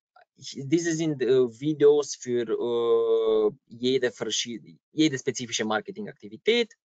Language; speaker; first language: German; non-native, fluent; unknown